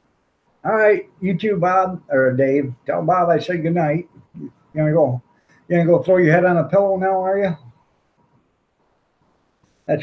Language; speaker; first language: English; native; English